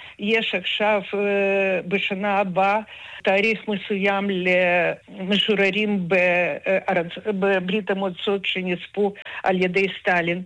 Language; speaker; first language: Hebrew; non-native, fluent; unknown